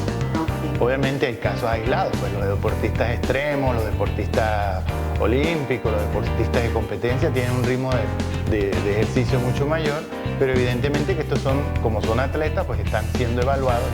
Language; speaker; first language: Spanish; native; Spanish